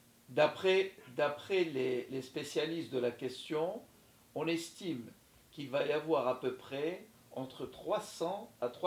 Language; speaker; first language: French; native; French